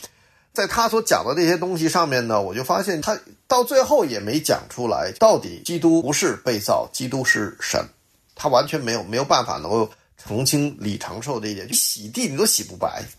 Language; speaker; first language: Chinese; native; Chinese